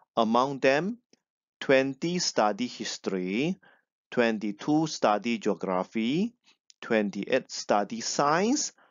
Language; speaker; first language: English; non-native, local second language; Chinese